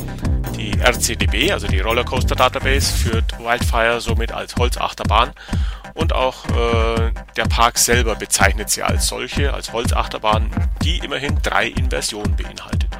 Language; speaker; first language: German; native; German